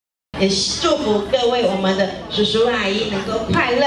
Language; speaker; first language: Chinese; native; Chinese